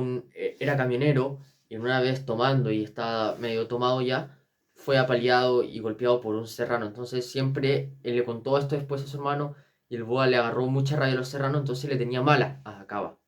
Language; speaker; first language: Spanish; native; Spanish